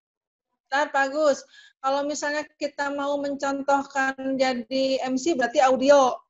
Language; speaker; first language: Indonesian; native; Indonesian